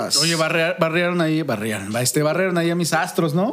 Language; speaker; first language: Spanish; native; Spanish